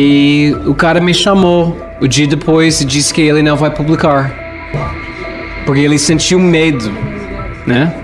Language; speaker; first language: Portuguese; non-native, fluent; English